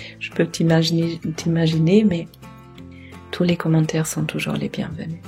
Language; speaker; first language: French; non-native, fluent; German